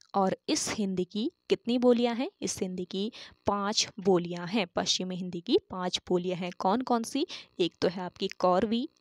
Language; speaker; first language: Hindi; native; Hindi